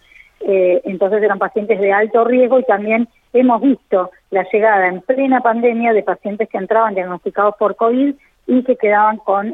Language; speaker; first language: Spanish; native; Spanish